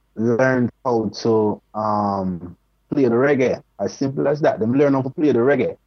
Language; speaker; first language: English; non-native, local second language; Jamaican Creole English